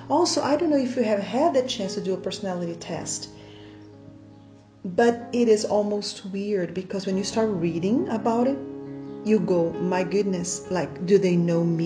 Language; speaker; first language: English; non-native, fluent; Portuguese